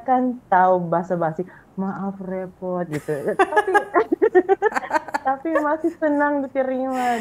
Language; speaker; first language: Indonesian; non-native, fluent; Filipino